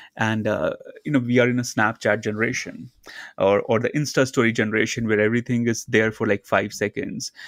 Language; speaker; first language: English; non-native, local second language; Hindi